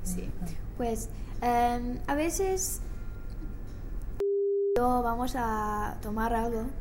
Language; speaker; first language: Spanish; non-native, learner; English